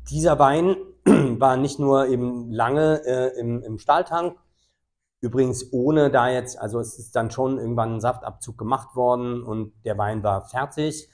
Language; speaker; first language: German; native; German